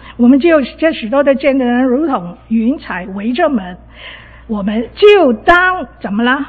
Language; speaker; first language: Chinese; non-native, local second language; Cantonese